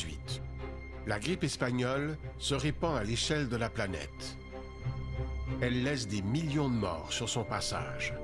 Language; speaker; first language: French; native; French